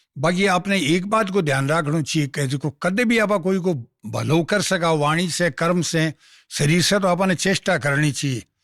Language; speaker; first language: Hindi; non-native, local second language; Marwari